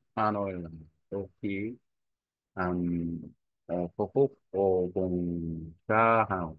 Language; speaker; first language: Vietnamese; non-native, learner; Korean